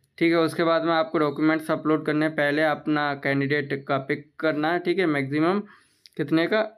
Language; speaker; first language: Hindi; native; Hindi